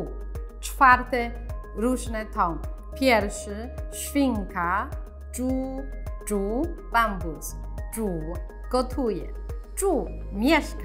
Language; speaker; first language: Polish; non-native, learner; Chinese